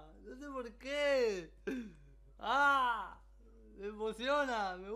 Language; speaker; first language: Spanish; native; Spanish